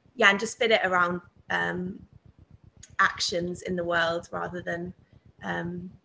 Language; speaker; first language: English; native; English